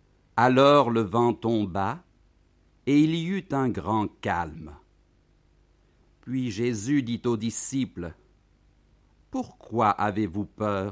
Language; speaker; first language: French; native; French